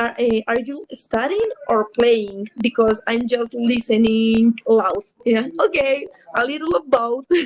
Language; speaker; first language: English; non-native, learner; Spanish